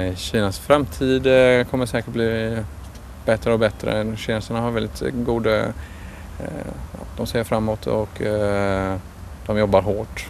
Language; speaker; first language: Swedish; native; Swedish